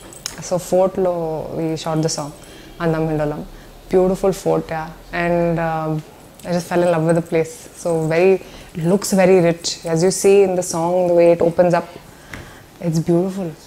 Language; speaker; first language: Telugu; non-native, learner; Hindi